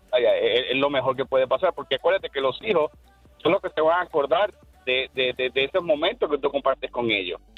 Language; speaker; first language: Spanish; native; Spanish